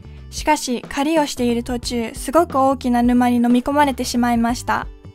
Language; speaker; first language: Japanese; early bilingual, heritage; Japanese